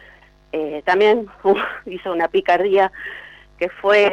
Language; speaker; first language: Spanish; native; Spanish